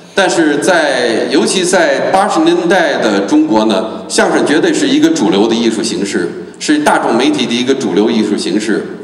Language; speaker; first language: Chinese; non-native, fluent; English